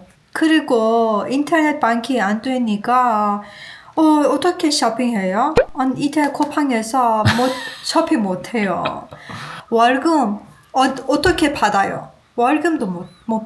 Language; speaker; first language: Korean; non-native, learner; Persian